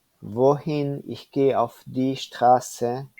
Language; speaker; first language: German; non-native, fluent; Spanish